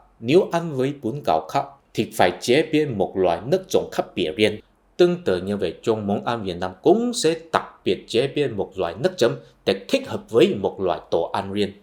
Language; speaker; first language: Vietnamese; non-native, fluent; Chinese